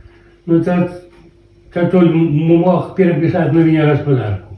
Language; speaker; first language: Polish; non-native, local second language; Belarusian